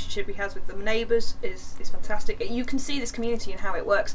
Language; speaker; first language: English; native; English